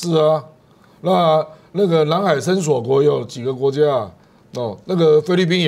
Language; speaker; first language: Chinese; native; Chinese